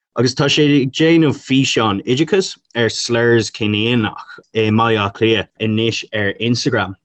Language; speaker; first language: Irish; non-native, local second language; English